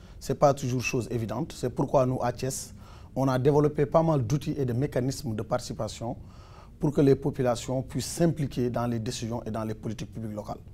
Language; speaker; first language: French; non-native, local second language; Wolof